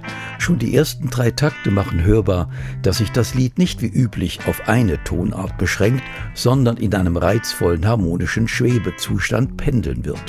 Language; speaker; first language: German; native; German